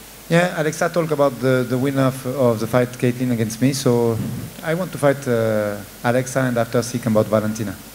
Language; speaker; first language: English; non-native, fluent; French